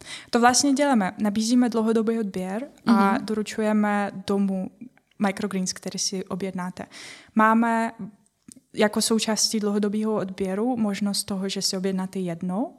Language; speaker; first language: Czech; non-native, fluent; Ukrainian